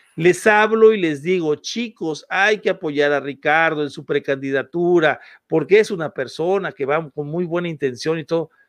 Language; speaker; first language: Spanish; native; Spanish